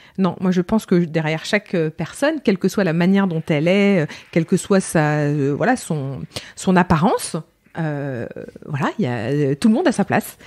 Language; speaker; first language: French; native; French